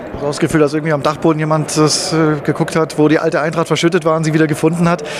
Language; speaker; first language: German; native; German